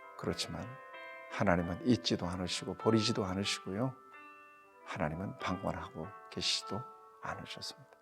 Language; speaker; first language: Korean; native; Korean